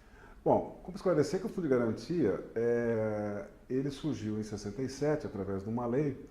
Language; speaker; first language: Portuguese; native; Portuguese